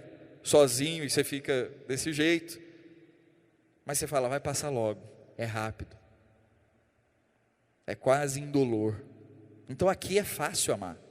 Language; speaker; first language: Portuguese; native; Portuguese